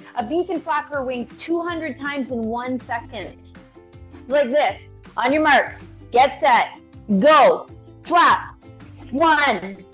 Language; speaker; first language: English; native; English